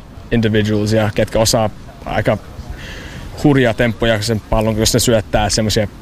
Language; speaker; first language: Finnish; non-native, learner; English